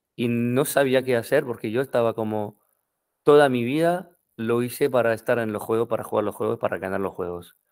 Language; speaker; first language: Spanish; non-native, fluent; French